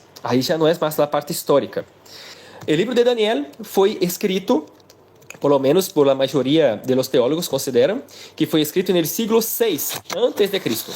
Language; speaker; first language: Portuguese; non-native, fluent; Spanish